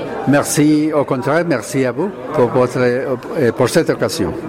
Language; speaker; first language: French; non-native, learner; Spanish